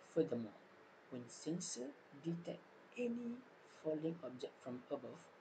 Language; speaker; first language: English; non-native, local second language; Malay